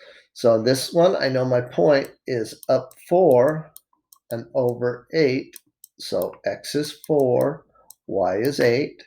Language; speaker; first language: English; native; English